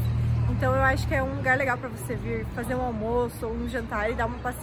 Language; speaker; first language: Portuguese; native; Portuguese